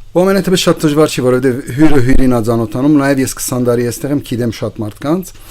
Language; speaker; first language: Armenian; early bilingual, heritage; Armenian